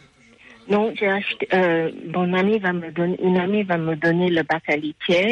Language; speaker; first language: French; non-native, fluent; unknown